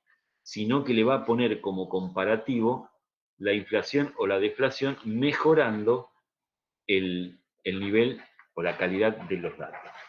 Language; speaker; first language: Spanish; native; Spanish